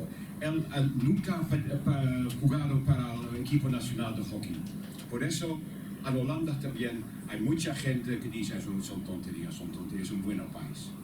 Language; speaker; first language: Spanish; non-native, learner; Dutch